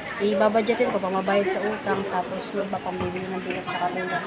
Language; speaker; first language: Filipino; native; Filipino